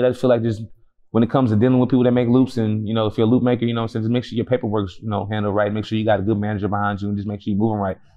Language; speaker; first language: English; native; English